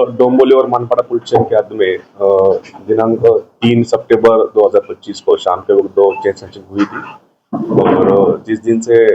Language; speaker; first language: Hindi; non-native, local second language; Marathi